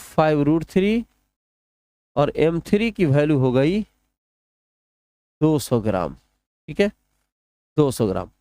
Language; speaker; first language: Hindi; non-native, local second language; Bhojpuri